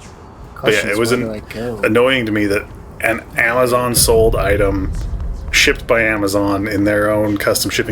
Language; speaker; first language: English; native; English